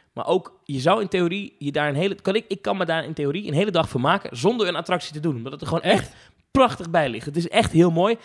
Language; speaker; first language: Dutch; native; Dutch